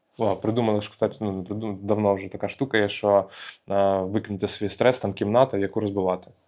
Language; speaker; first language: Ukrainian; native; Ukrainian